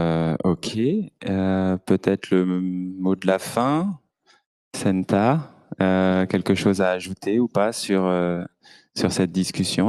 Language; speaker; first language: French; native; French